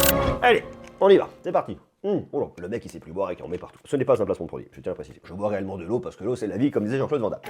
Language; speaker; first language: French; native; French